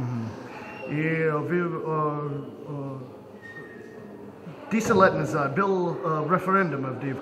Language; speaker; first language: Russian; non-native, learner; English